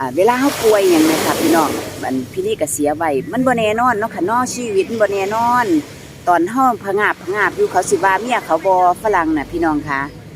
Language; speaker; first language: Thai; non-native, local second language; Northeastern Thai